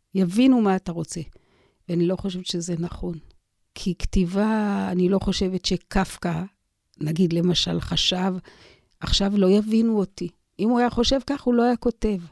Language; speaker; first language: Hebrew; native; Hebrew